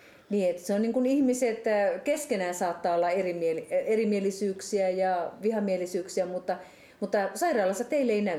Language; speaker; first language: Finnish; native; Finnish